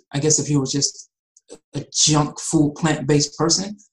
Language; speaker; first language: English; native; English